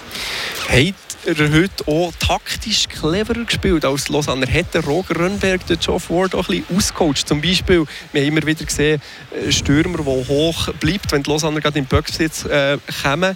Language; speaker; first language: German; native; German